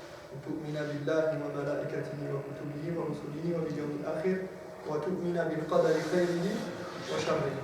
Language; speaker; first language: Arabic; non-native, fluent; French